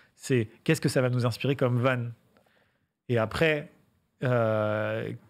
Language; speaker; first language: French; native; French